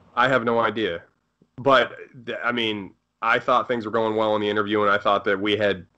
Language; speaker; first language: English; native; English